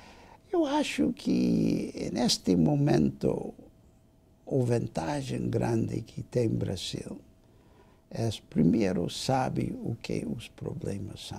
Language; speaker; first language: Portuguese; non-native, fluent; English